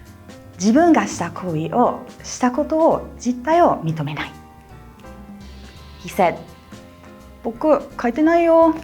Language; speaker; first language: Japanese; non-native, fluent; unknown